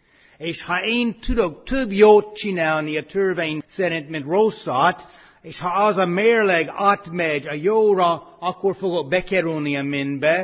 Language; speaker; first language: Hungarian; non-native, fluent; English